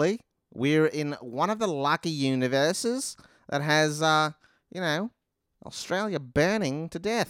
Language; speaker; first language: English; native; English